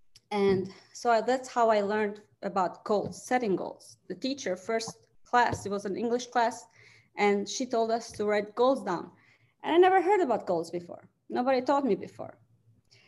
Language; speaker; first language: English; non-native, fluent; Albanian